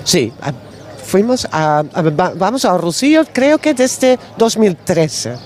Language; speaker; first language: Spanish; non-native, learner; Dutch